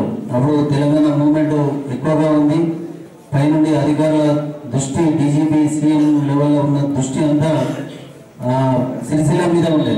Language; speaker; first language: Telugu; native; Telugu